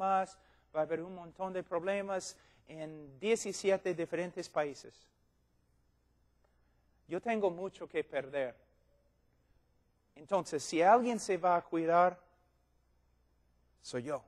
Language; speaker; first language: Spanish; non-native, fluent; English